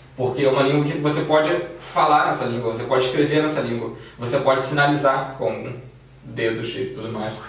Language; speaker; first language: Portuguese; native; Portuguese